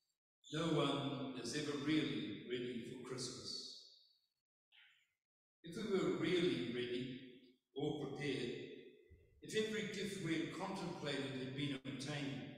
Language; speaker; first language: English; native; English